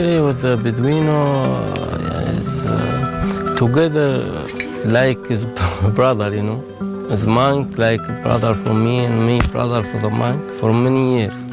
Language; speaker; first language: English; non-native, learner; Arabic